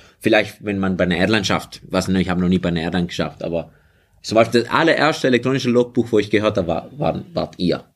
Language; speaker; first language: German; early bilingual, other home language; Spanish